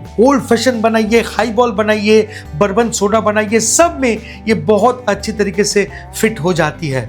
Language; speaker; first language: Hindi; non-native, local second language; Bangla